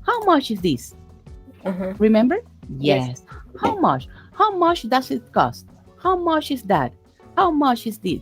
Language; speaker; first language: English; non-native, fluent; Spanish